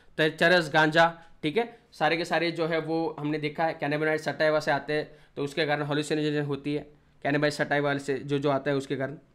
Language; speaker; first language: Hindi; non-native, local second language; Marathi